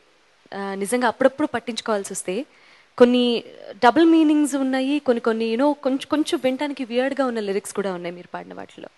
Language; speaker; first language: Telugu; native; Telugu